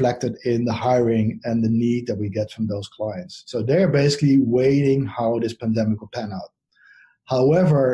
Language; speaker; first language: English; non-native, fluent; Dutch